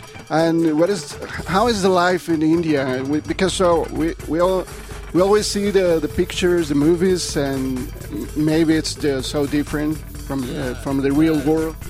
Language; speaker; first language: English; non-native, learner; Spanish